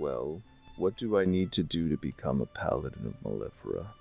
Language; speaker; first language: English; native; English